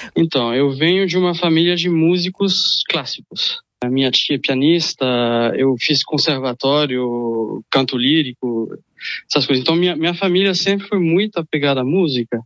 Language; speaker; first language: Portuguese; early bilingual, other home language; French